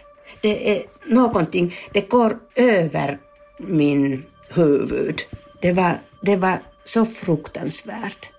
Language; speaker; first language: Swedish; non-native, learner; Finnish